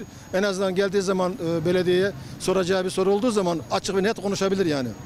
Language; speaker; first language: Turkish; native; Turkish